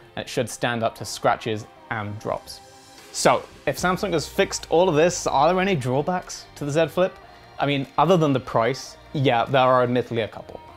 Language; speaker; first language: English; native; English